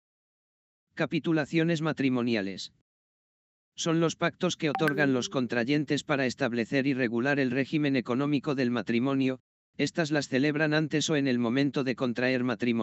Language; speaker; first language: Spanish; native; Spanish